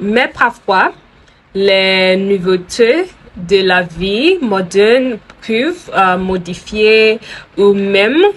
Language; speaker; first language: French; non-native, learner; English